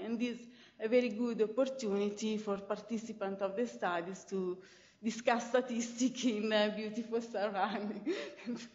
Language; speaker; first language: English; non-native, fluent; Italian